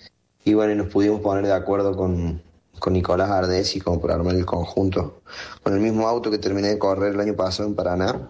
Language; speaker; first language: Spanish; native; Spanish